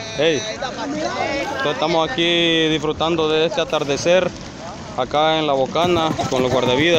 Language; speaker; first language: Spanish; native; Spanish